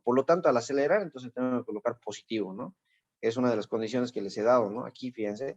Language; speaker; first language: Spanish; native; Spanish